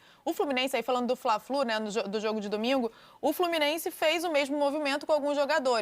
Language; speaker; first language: Portuguese; native; Portuguese